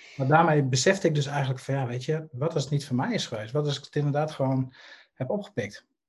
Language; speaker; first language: Dutch; native; Dutch